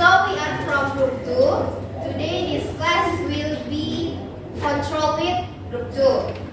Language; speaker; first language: English; non-native, learner; Indonesian